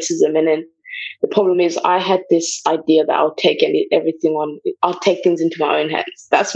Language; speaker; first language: English; early bilingual, other home language; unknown